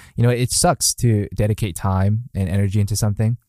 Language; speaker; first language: English; native; English